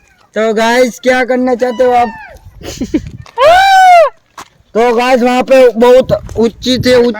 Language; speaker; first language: Hindi; non-native, local second language; Gujarati